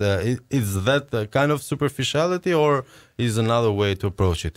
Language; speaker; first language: English; non-native, fluent; Albanian